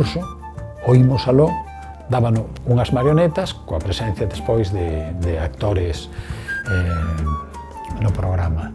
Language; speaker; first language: Galician; native; Galician